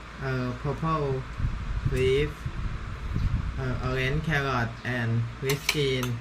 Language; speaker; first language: English; non-native, learner; Thai